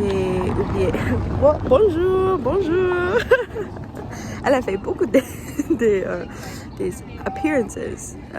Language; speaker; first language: French; non-native, learner; English